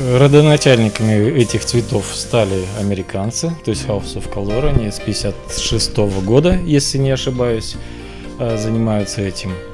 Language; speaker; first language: Russian; native; Russian